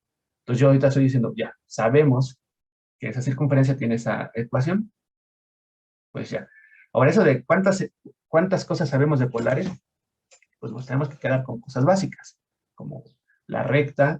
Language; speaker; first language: Spanish; native; Spanish